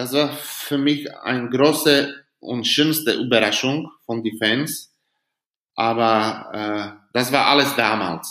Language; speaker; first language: German; non-native, learner; Slovak